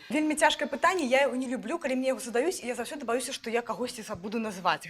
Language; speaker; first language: Belarusian; native; Belarusian